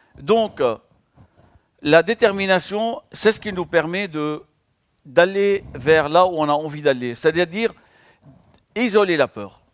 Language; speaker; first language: French; non-native, local second language; Arabic